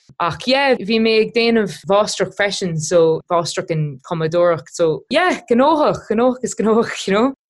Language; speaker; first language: Irish; non-native, local second language; English